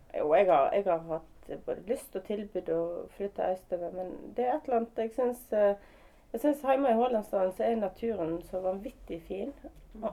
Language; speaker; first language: Norwegian; native; Norwegian